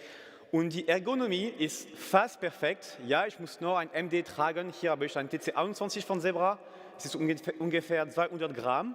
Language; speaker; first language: German; non-native, fluent; French